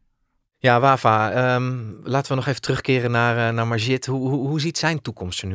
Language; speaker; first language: Dutch; native; Dutch